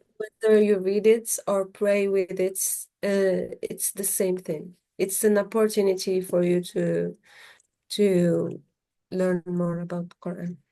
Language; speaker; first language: English; non-native, fluent; Arabic